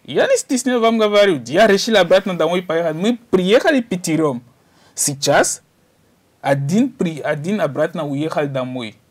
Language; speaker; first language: Russian; non-native, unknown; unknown